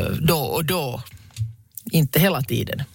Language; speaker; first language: Swedish; non-native, learner; Finnish